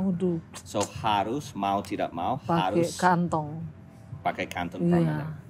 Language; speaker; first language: Indonesian; non-native, fluent; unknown